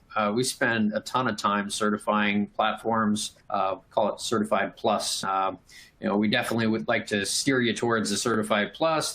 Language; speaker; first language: English; native; English